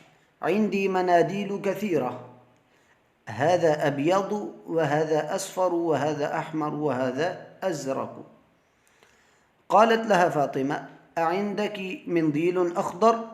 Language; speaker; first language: Arabic; non-native, fluent; Urdu